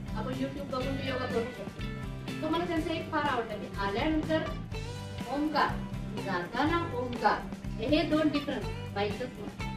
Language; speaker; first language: Marathi; non-native, local second language; Hindi